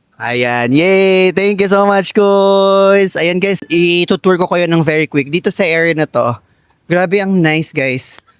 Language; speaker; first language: Filipino; native; Filipino